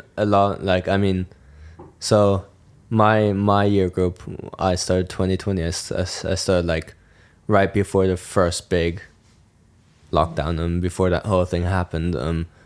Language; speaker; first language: English; non-native, fluent; German